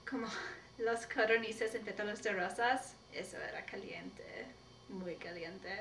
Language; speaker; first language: Spanish; non-native, learner; English